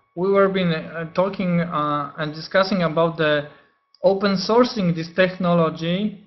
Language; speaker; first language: English; non-native, fluent; Polish